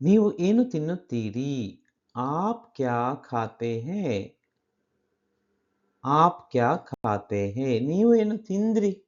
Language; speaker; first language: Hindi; non-native, local second language; Kannada